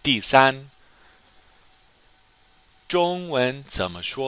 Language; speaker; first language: Chinese; non-native, fluent; English